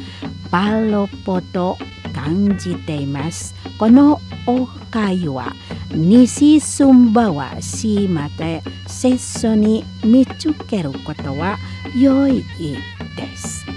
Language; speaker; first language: Japanese; non-native, learner; Indonesian